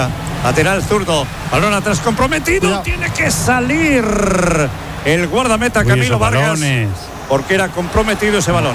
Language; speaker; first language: Spanish; native; Spanish